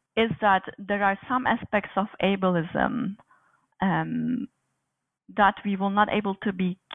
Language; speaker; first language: English; non-native, fluent; Turkish